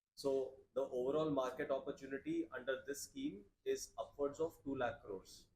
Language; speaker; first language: English; non-native, local second language; Telugu